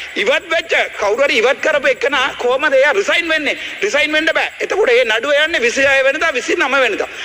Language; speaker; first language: Sinhala; non-native, local second language; Tamil